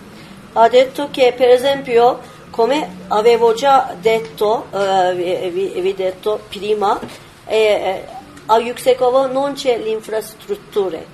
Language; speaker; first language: Italian; non-native, learner; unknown